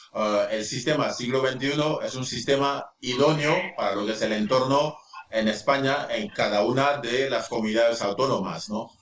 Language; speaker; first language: Spanish; non-native, fluent; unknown